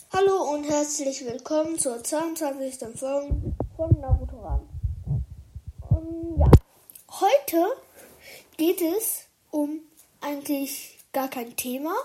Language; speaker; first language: German; early bilingual, other home language; Chinese